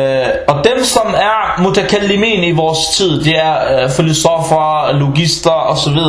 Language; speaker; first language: Danish; early bilingual, other home language; Arabic